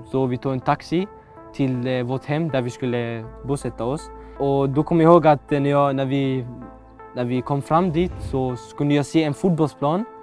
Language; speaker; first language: Swedish; early bilingual, other home language; Arabic